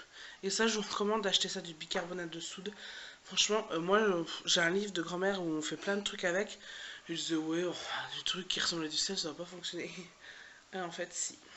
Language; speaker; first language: French; native; French